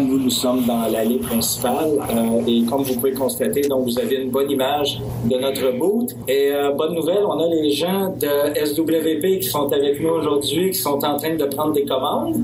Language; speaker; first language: French; native; French